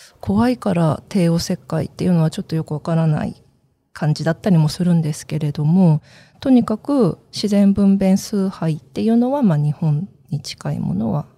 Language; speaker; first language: Japanese; early bilingual, other home language; Korean